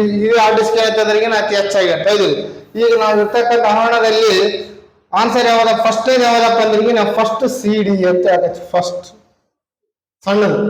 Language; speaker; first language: Kannada; native; Kannada